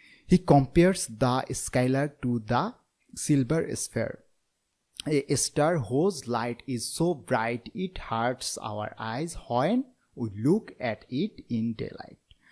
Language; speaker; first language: English; non-native, local second language; Bangla